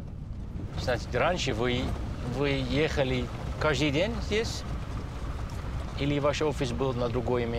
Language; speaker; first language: Russian; non-native, fluent; Dutch